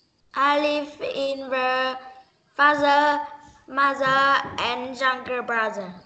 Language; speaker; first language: English; non-native, learner; Vietnamese